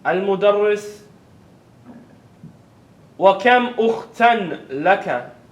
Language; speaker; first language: Arabic; non-native, fluent; English